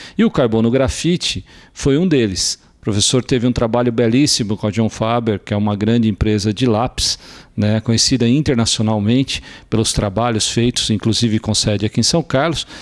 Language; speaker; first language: Portuguese; native; Portuguese